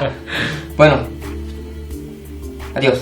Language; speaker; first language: Spanish; non-native, fluent; Korean